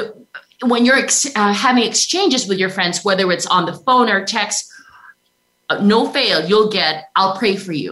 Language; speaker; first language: English; non-native, local second language; Filipino